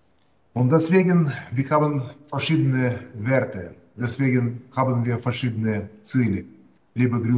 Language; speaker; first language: German; non-native, fluent; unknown